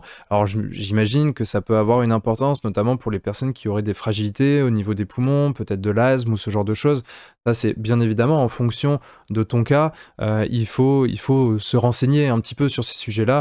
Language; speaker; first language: French; native; French